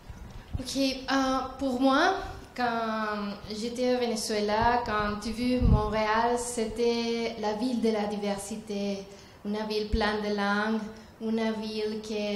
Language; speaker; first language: French; non-native, learner; Spanish